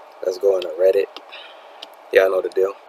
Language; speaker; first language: English; native; English